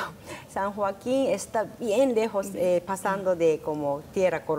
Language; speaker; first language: Spanish; non-native, learner; Japanese